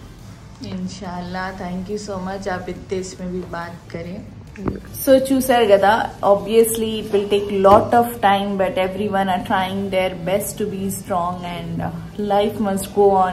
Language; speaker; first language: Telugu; non-native, local second language; Urdu